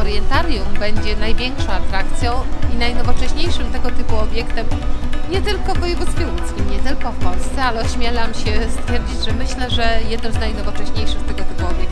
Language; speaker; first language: Polish; native; Polish